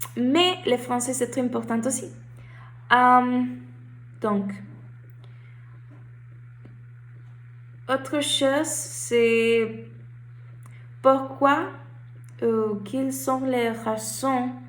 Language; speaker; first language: French; non-native, learner; Spanish